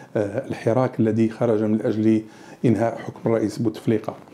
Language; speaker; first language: Arabic; native; Arabic